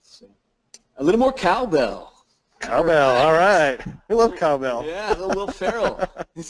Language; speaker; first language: English; native; English